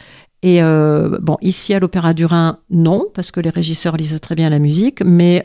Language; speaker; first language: French; native; French